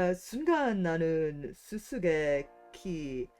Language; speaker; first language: Korean; non-native, learner; English